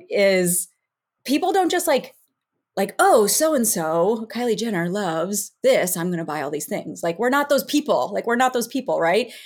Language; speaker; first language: English; native; English